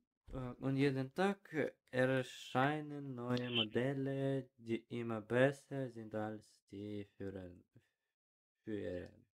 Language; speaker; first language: German; non-native, learner; Ukrainian